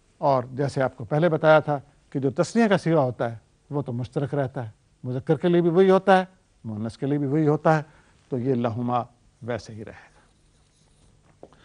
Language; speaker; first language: Urdu; native; Urdu